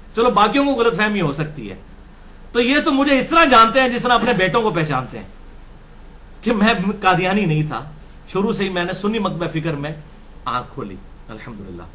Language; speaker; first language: Urdu; non-native, local second language; Punjabi